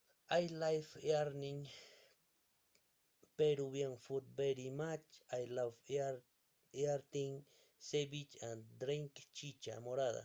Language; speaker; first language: English; non-native, learner; Spanish